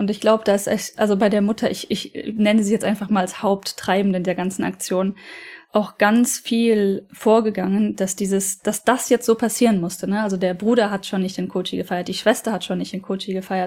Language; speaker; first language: German; native; German